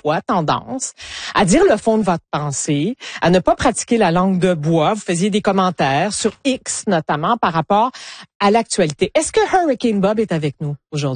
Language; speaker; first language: French; native; French